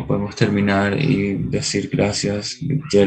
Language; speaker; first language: Spanish; non-native, fluent; English